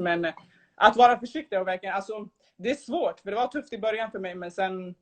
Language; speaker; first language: Swedish; early bilingual, other home language; Somali